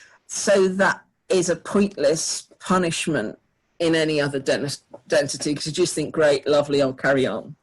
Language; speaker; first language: English; native; English